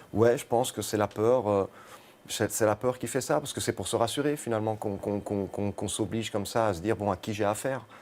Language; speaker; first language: French; early bilingual, other home language; Arabic